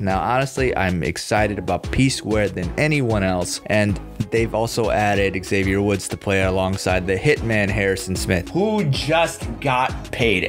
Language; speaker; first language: English; native; English